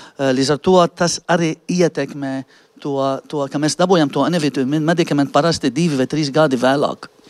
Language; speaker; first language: Latvian; non-native, fluent; Arabic